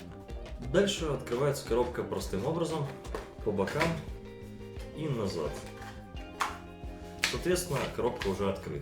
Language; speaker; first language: Russian; non-native, local second language; Ukrainian